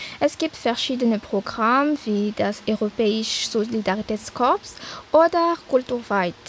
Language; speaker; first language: German; non-native, fluent; Malagasy